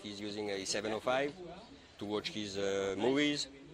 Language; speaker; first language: English; non-native, fluent; French